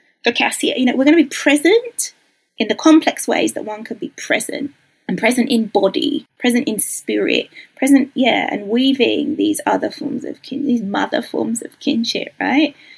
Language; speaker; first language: English; native; English